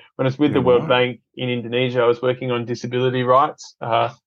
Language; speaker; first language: English; native; English